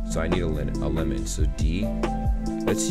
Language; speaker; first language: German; non-native, learner; English